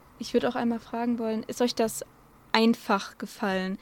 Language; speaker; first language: German; native; German